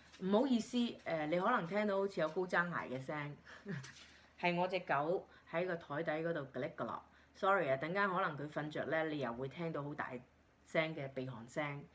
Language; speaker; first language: Cantonese; native; Cantonese